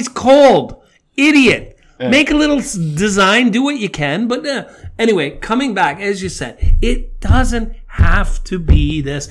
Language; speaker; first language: English; native; English